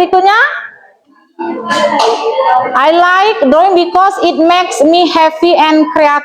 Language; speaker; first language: English; non-native, learner; Indonesian